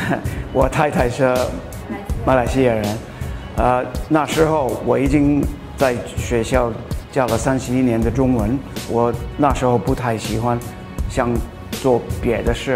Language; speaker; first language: Chinese; non-native, fluent; English